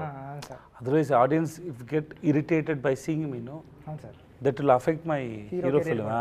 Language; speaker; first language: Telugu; non-native, learner; Tamil